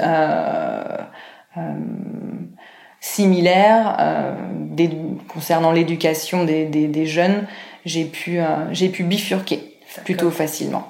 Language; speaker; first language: French; native; French